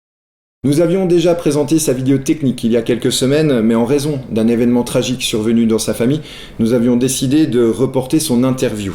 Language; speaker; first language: French; native; French